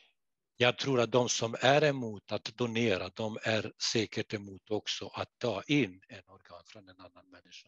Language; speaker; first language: Swedish; non-native, fluent; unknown